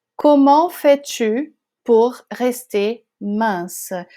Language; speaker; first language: French; non-native, fluent; Portuguese